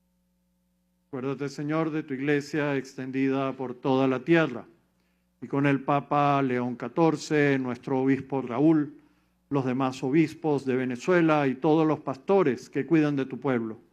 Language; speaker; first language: Spanish; native; Spanish